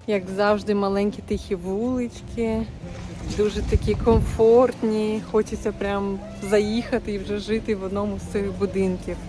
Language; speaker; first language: Ukrainian; non-native, local second language; Russian